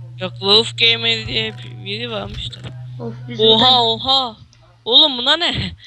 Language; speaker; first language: Turkish; native; Turkish